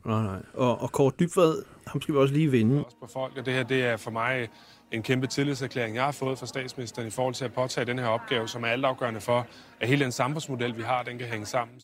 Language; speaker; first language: Danish; native; Danish